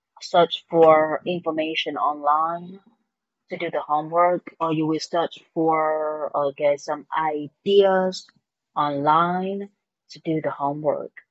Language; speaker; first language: English; non-native, fluent; Vietnamese